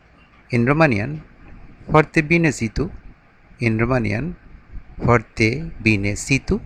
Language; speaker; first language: Romanian; non-native, learner; Bangla